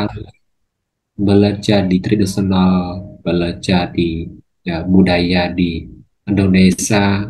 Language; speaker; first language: Indonesian; non-native, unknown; Khmer